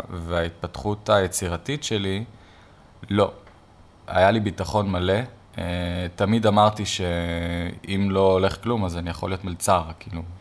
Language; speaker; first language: Hebrew; native; Hebrew